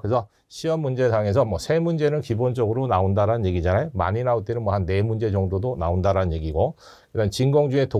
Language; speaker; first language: Korean; native; Korean